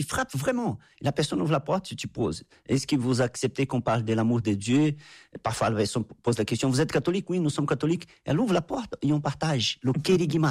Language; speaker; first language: French; non-native, fluent; Portuguese